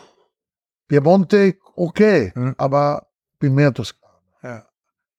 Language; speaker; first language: German; non-native, learner; Italian